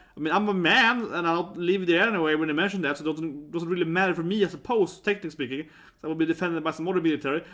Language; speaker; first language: English; non-native, fluent; Swedish